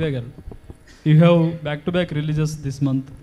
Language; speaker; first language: Telugu; native; Telugu